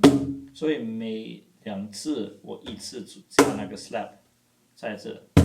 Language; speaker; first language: Chinese; non-native, fluent; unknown